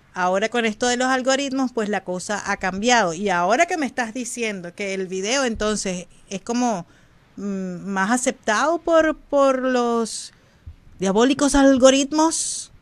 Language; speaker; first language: Spanish; native; Spanish